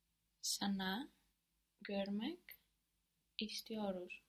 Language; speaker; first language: Turkish; non-native, learner; English